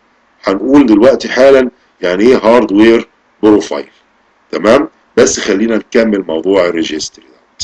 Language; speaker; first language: Arabic; native; Arabic